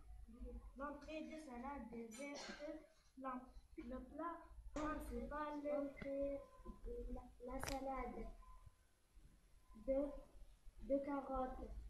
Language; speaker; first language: French; non-native, learner; Arabic